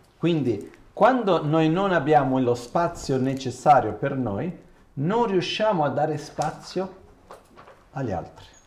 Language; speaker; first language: Italian; non-native, fluent; Portuguese